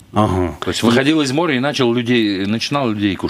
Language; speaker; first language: Russian; native; Russian